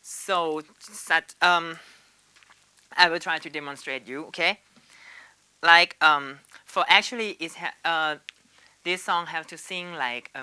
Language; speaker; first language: English; non-native, learner; Thai